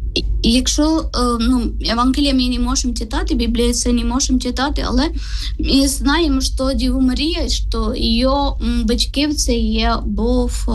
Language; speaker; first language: Ukrainian; non-native, learner; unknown